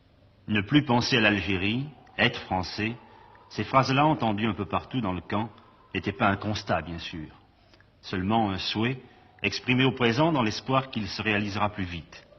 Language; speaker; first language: French; native; French